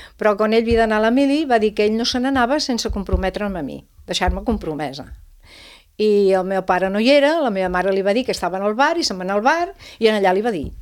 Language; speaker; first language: Catalan; non-native, local second language; Spanish